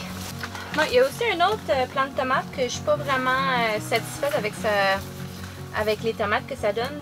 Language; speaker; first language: French; native; French